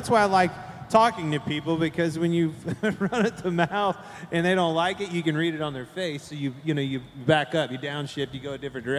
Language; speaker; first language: English; native; English